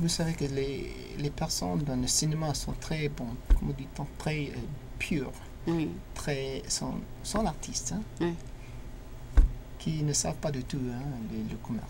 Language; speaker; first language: French; non-native, learner; English